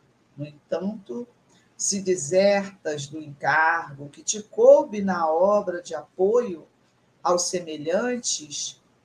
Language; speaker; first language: Portuguese; native; Portuguese